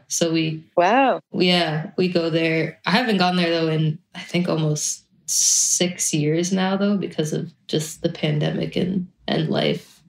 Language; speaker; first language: English; native; English